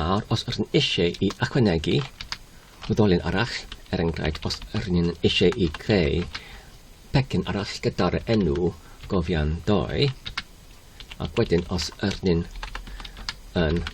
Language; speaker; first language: Welsh; non-native, learner; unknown